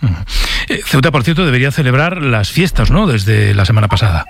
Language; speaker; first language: Spanish; native; Spanish